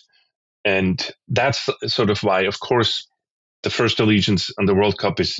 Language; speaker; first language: English; non-native, fluent; Swiss German